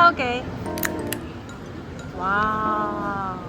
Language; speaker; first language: English; non-native, learner; Korean